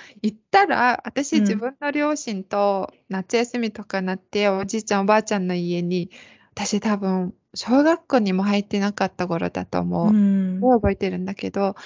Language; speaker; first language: Japanese; non-native, fluent; Mongolian